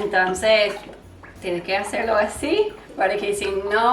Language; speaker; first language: Spanish; non-native, learner; English